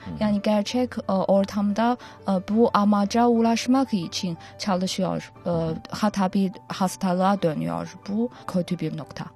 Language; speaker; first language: Turkish; non-native, fluent; Chinese